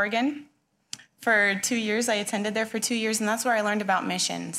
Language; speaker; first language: English; native; English